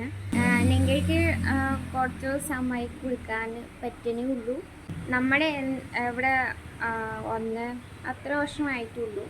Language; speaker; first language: Malayalam; non-native, local second language; Bangla